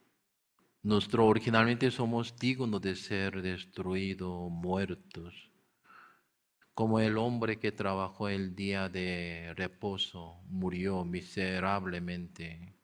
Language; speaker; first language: Spanish; non-native, learner; Korean